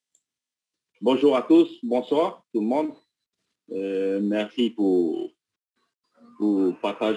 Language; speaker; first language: French; non-native, local second language; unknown